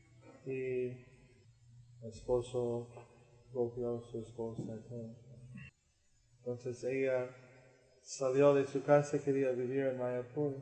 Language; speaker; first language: Spanish; non-native, learner; English